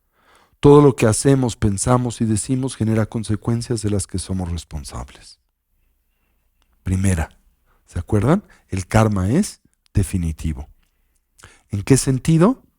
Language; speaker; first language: Spanish; native; Spanish